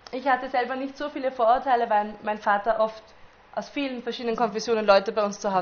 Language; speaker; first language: German; native; German